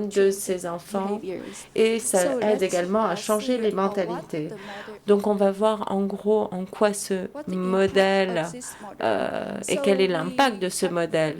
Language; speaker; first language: French; non-native, fluent; Vietnamese